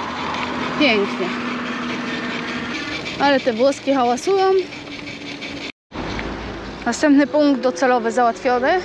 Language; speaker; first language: Polish; native; Polish